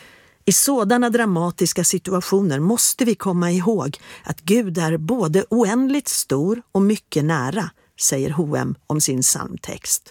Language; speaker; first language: Swedish; native; Swedish